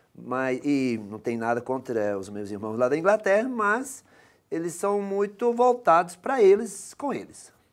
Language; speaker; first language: Portuguese; non-native, fluent; Dutch